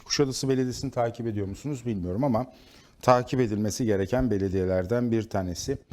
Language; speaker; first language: Turkish; native; Turkish